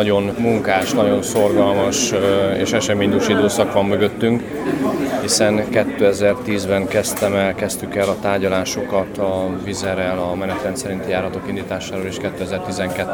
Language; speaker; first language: Hungarian; native; Hungarian